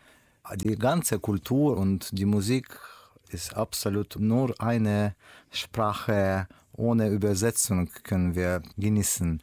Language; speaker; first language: German; non-native, learner; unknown